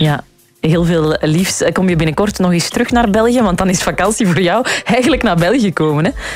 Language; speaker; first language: Dutch; native; Dutch